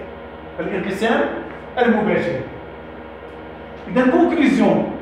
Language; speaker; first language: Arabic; native; Arabic